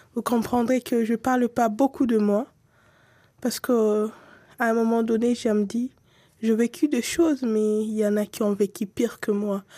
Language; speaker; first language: French; non-native, local second language; Swahili